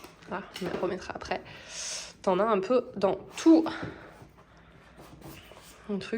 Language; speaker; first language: French; native; French